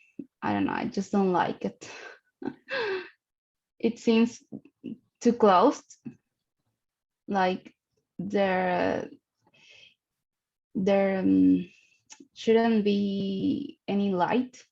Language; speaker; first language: English; non-native, learner; Spanish